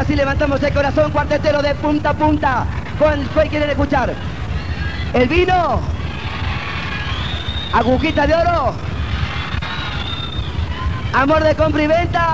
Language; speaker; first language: Spanish; native; Spanish